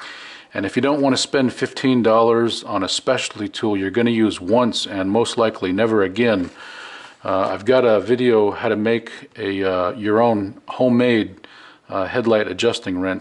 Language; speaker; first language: English; native; English